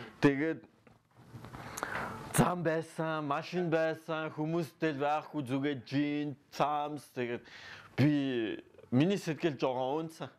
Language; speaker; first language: Mongolian; non-native, learner; French